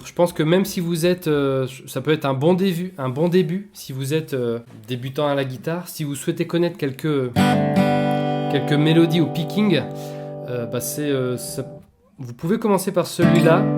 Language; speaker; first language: French; native; French